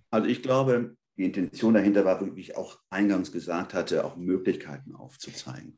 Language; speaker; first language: German; early bilingual, other home language; Spanish